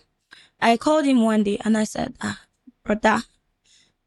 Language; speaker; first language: English; non-native, local second language; Fula